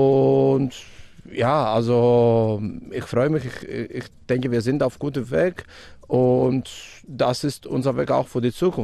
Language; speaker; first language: German; non-native, fluent; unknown